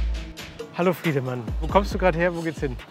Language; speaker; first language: German; native; German